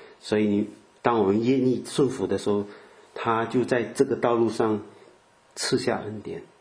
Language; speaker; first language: Chinese; native; Chinese